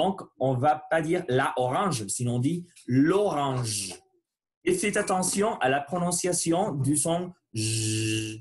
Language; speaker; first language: French; non-native, learner; Spanish